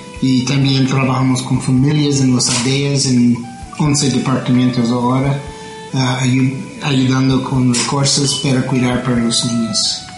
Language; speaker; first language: Spanish; non-native, learner; English